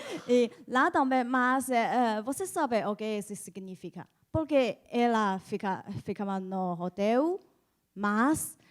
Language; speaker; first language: Portuguese; non-native, learner; Chinese